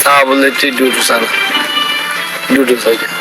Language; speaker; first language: Indonesian; non-native, learner; Rohingya